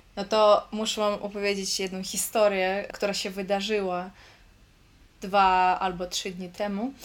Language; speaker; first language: Polish; native; Polish